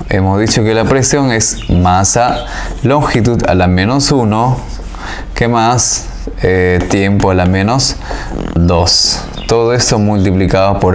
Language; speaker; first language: Spanish; native; Spanish